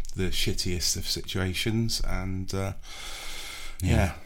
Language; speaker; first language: English; native; English